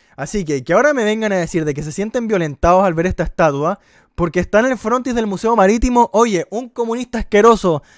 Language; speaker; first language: Spanish; native; Spanish